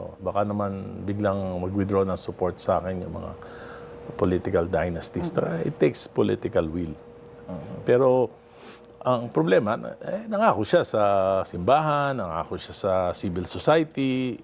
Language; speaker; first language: Filipino; native; Filipino